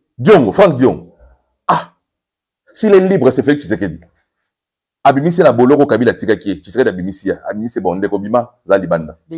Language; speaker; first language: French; non-native, local second language; Lingala